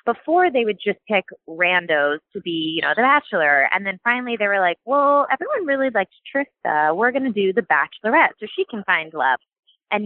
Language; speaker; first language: English; native; English